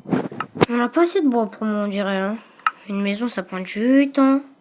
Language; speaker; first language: French; native; French